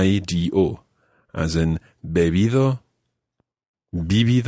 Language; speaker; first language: Spanish; non-native, fluent; English